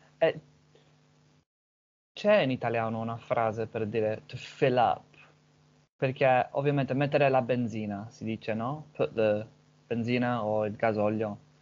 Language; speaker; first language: Italian; non-native, learner; English